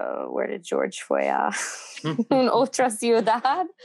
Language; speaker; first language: Spanish; non-native, learner; English